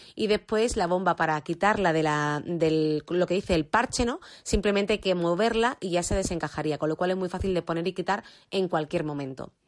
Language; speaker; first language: Spanish; native; Spanish